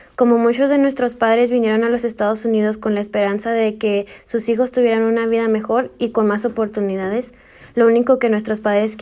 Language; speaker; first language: Spanish; early bilingual, heritage; Spanish